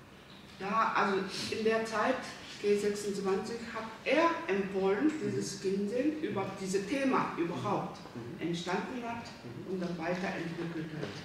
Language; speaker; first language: German; non-native, learner; Korean